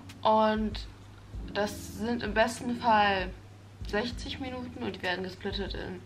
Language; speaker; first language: German; native; German